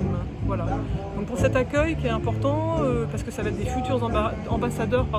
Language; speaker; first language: French; native; French